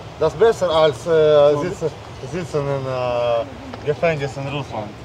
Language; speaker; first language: German; non-native, learner; Russian